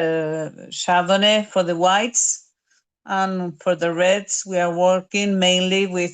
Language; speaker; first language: English; non-native, fluent; Spanish